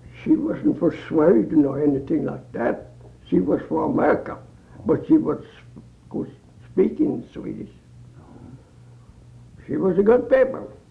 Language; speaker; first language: English; early bilingual, other home language; Swedish